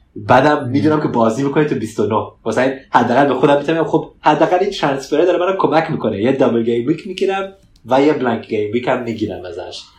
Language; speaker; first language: Persian; early bilingual, heritage; Persian